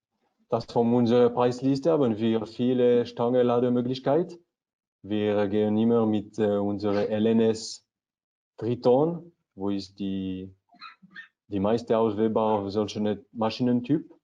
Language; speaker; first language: German; non-native, learner; French